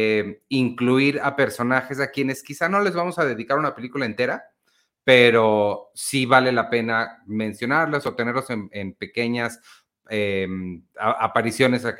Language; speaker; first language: Spanish; native; Spanish